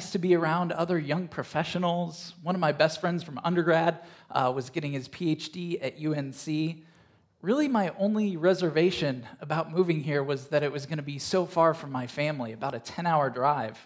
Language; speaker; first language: English; native; English